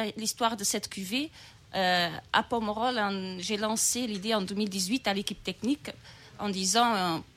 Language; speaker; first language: French; non-native, fluent; Portuguese